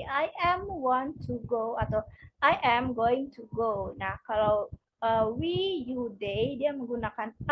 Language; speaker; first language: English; non-native, fluent; Indonesian